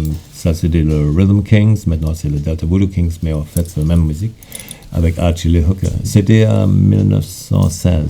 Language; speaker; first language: French; non-native, fluent; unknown